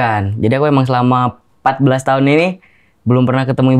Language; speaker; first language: Indonesian; non-native, local second language; Javanese